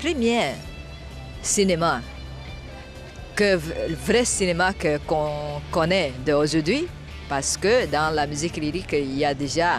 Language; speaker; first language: French; non-native, fluent; Chinese